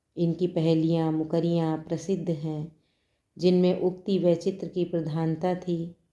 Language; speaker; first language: Hindi; native; Hindi